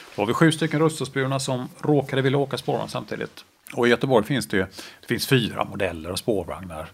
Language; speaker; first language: Swedish; native; Swedish